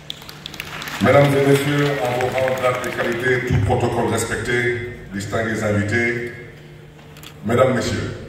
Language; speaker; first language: French; non-native, local second language; Wolof